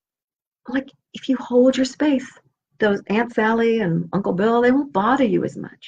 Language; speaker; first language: English; native; English